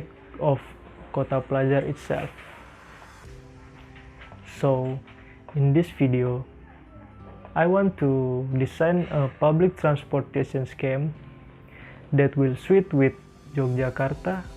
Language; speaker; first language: English; non-native, learner; Indonesian